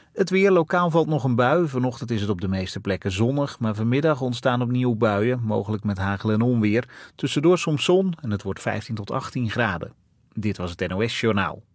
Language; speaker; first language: Dutch; native; Dutch